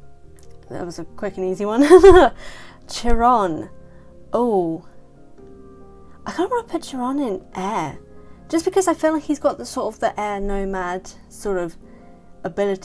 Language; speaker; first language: English; native; English